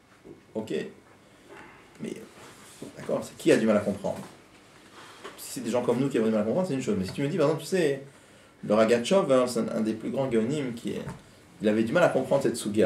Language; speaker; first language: French; native; French